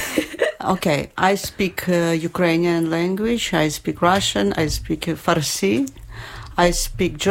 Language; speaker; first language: English; non-native, learner; Ukrainian